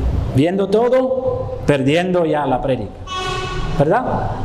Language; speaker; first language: Spanish; non-native, fluent; Dutch